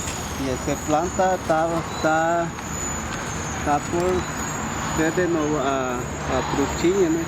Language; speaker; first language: Portuguese; non-native, local second language; Guarani